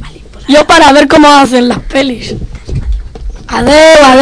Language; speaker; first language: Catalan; non-native, learner; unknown